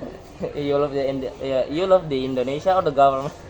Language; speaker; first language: English; non-native, learner; Indonesian